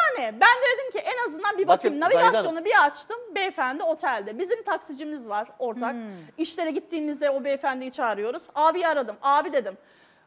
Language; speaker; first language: Turkish; native; Turkish